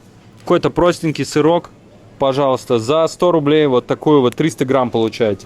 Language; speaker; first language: Russian; native; Russian